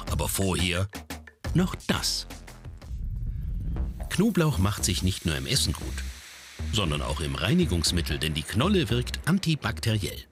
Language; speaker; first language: German; native; German